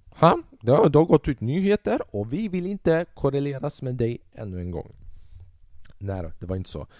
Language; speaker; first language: Swedish; early bilingual, other home language; Albanian